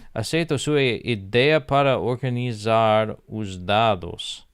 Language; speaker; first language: Portuguese; non-native, learner; English